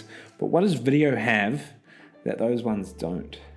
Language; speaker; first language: English; native; English